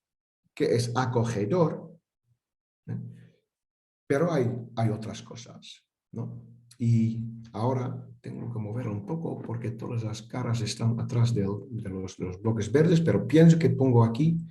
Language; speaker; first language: Spanish; non-native, fluent; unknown